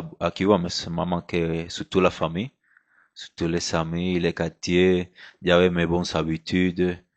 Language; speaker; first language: French; non-native, fluent; Spanish